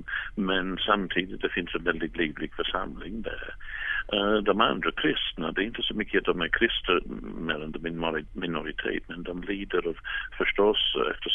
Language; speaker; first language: Swedish; non-native, fluent; English